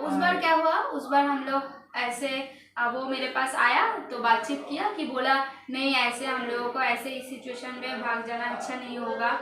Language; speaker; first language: Hindi; non-native, local second language; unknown